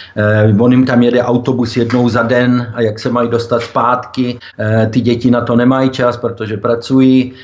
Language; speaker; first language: Czech; native; Czech